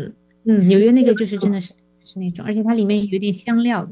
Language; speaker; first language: Chinese; native; Chinese